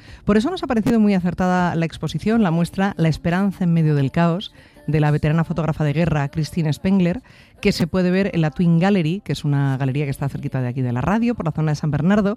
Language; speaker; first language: Spanish; native; Spanish